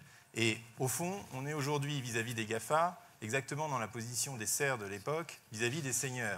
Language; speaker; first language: French; native; French